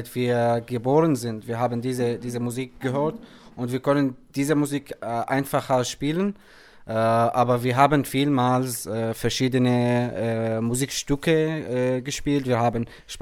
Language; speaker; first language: German; non-native, fluent; Arabic